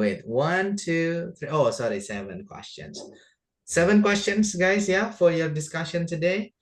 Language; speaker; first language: English; non-native, fluent; Indonesian